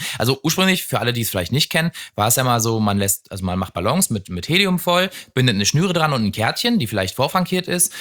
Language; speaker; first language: German; native; German